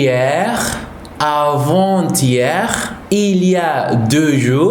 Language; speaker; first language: French; non-native, fluent; Spanish